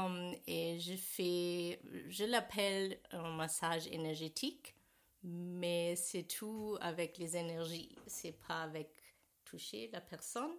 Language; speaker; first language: French; non-native, learner; German